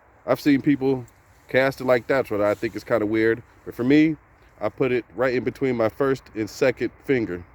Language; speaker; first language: English; native; English